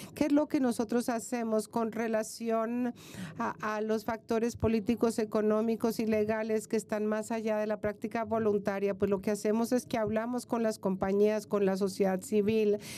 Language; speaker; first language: Spanish; non-native, fluent; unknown